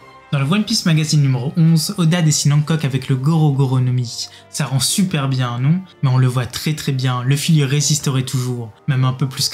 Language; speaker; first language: French; native; French